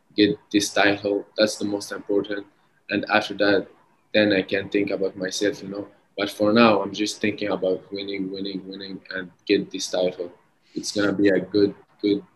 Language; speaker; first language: English; early bilingual, other home language; Arabic